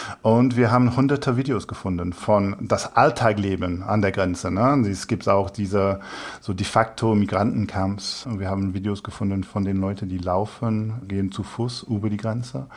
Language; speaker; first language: German; non-native, fluent; English